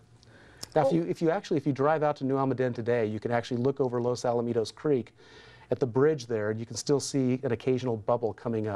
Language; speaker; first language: English; native; English